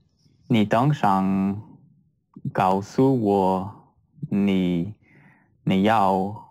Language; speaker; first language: Chinese; non-native, learner; French